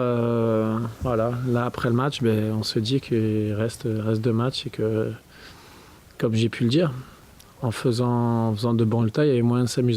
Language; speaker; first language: French; native; French